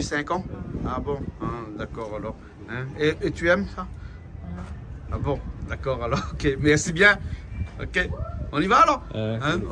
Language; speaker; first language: French; native; French